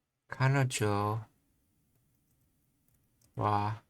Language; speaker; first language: Japanese; non-native, learner; English